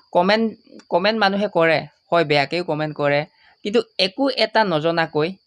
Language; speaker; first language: Assamese; non-native, local second language; Mising